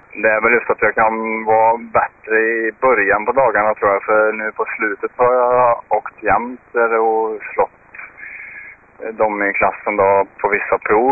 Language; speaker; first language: Swedish; native; Swedish